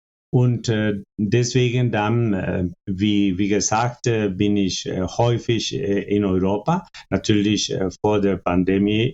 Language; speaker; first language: German; non-native, fluent; Spanish